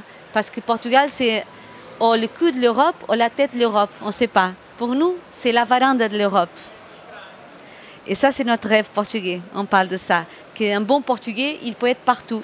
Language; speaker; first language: French; non-native, fluent; Portuguese